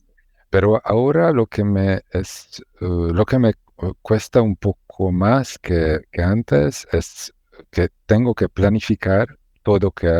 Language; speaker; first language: Spanish; non-native, learner; Hungarian